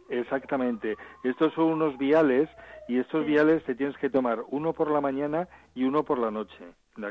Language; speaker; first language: Spanish; native; Spanish